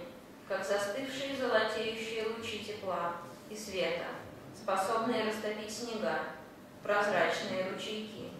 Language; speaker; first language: Russian; native; Russian